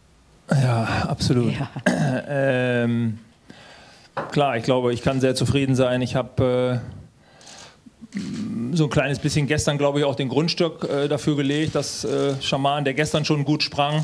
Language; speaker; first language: German; native; German